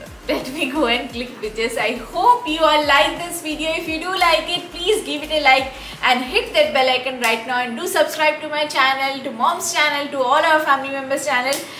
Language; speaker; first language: English; non-native, local second language; Telugu